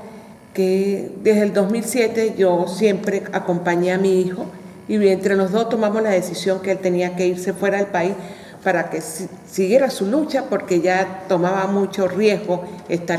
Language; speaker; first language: Spanish; native; Spanish